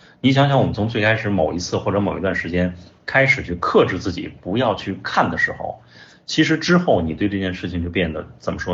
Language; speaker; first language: Chinese; native; Chinese